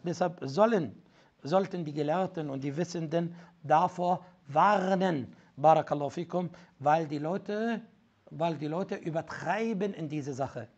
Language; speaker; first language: German; non-native, fluent; Arabic